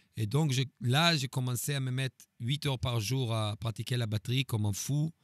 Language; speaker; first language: French; non-native, fluent; Hebrew